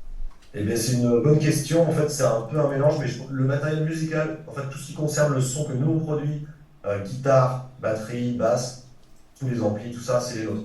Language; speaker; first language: French; native; French